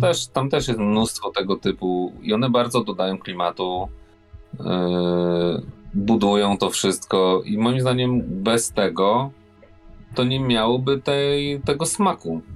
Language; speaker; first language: Polish; native; Polish